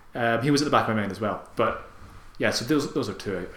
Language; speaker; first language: English; native; English